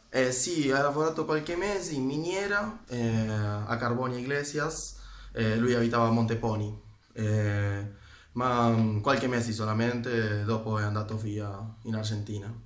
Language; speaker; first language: Italian; non-native, fluent; Spanish